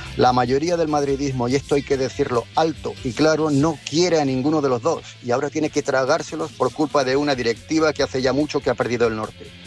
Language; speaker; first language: Spanish; native; Spanish